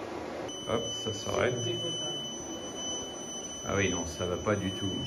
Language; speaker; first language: French; native; French